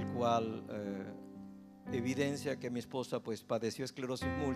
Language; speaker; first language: Spanish; native; Spanish